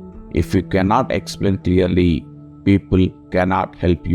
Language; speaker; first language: English; non-native, local second language; Telugu